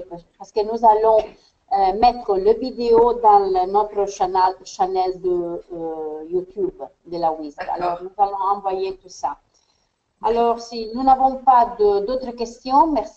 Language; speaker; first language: French; non-native, fluent; Spanish